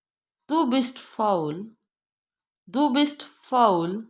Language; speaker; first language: German; non-native, learner; Urdu